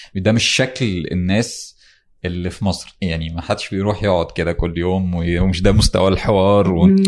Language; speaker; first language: Arabic; native; Arabic